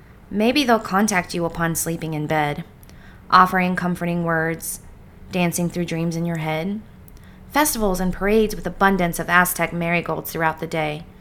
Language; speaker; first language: English; early bilingual, other home language; Spanish